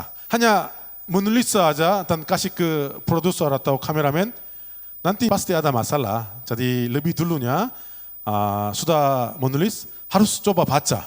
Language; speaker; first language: Indonesian; non-native, learner; Korean